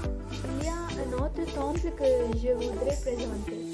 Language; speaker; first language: French; non-native, fluent; Konkani